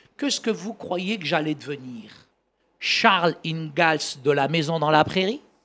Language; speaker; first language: French; early bilingual, other home language; Arabic